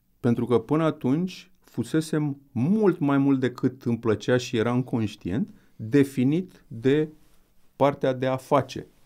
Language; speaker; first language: Romanian; native; Romanian